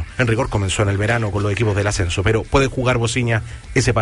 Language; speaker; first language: Spanish; native; Spanish